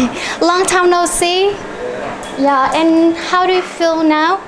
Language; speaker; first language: English; non-native, learner; Vietnamese